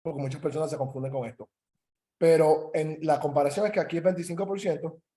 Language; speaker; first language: Spanish; early bilingual, heritage; Spanish